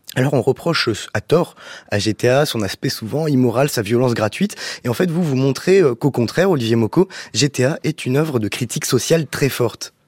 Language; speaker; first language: French; native; French